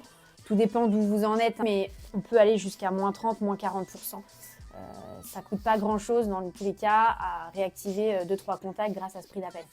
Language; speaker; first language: French; native; French